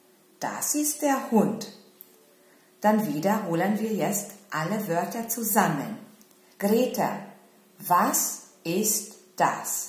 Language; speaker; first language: German; non-native, fluent; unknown